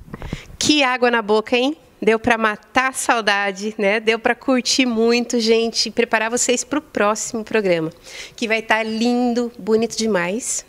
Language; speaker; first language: Portuguese; native; Portuguese